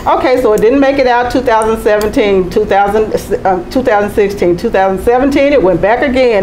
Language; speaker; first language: English; native; English